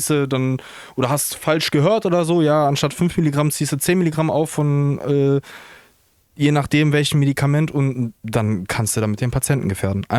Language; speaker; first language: German; native; German